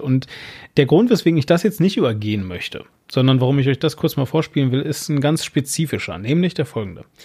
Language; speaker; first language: German; native; German